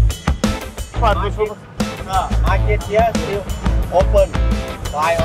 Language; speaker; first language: English; non-native, learner; Thai